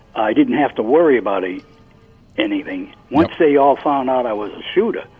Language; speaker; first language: English; native; English